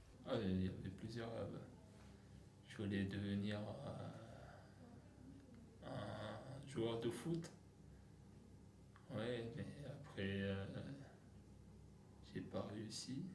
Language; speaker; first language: French; non-native, local second language; Arabic